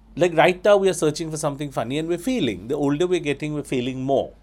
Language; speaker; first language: English; non-native, local second language; Bangla